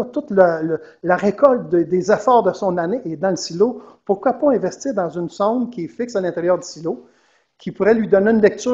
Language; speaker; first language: French; native; French